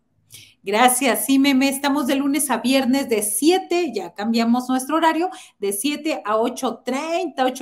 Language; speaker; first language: Spanish; native; Spanish